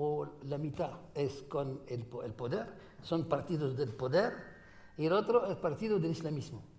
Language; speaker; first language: Spanish; non-native, fluent; Arabic